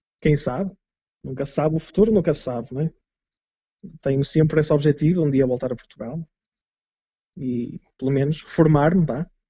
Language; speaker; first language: Portuguese; native; Portuguese